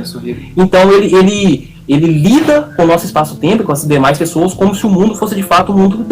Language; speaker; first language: Portuguese; native; Portuguese